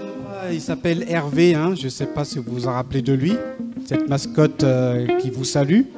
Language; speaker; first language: French; native; French